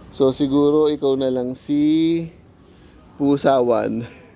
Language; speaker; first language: Filipino; native; Filipino